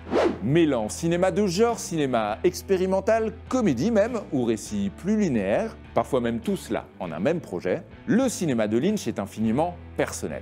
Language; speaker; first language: French; native; French